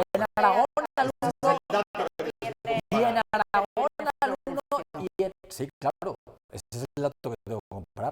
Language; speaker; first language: Spanish; native; Spanish